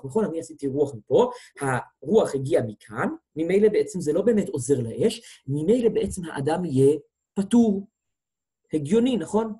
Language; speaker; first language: Hebrew; native; Hebrew